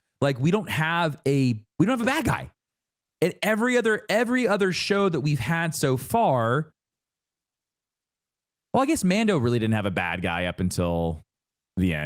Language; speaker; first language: English; native; English